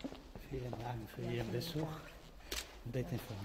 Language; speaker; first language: German; non-native, learner; Spanish